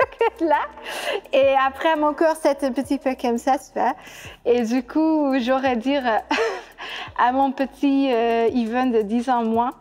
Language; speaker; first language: French; non-native, fluent; Dutch